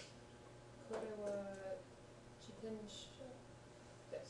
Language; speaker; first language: Japanese; non-native, learner; English